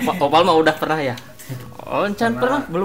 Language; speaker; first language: Indonesian; non-native, local second language; Sundanese